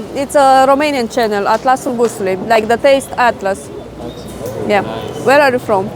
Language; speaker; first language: English; non-native, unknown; Romanian